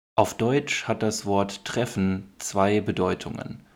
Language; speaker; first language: German; native; German